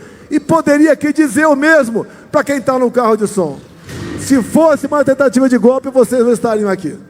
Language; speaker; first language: Portuguese; native; Portuguese